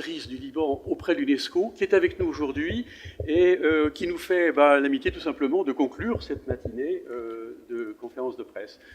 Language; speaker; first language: French; native; French